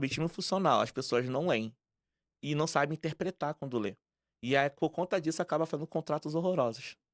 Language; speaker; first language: Portuguese; native; Portuguese